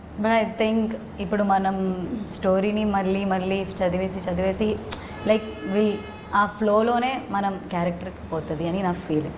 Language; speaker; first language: Telugu; non-native, learner; Malayalam